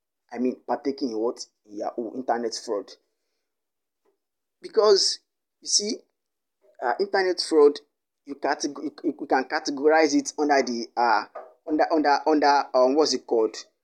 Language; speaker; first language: English; non-native, local second language; Yoruba